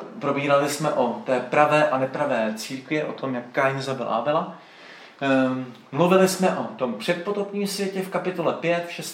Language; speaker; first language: Czech; native; Czech